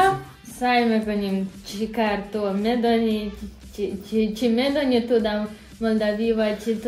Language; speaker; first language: Persian; non-native, learner; Romanian